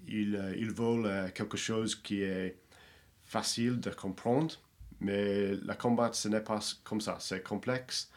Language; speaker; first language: French; non-native, fluent; English